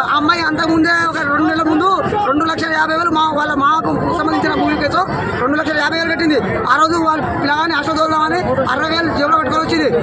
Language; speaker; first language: Telugu; non-native, local second language; Lambadi